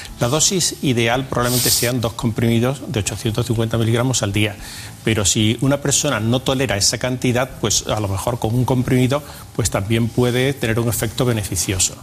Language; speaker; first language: Spanish; native; Spanish